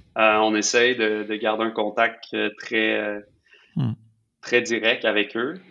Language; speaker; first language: French; native; French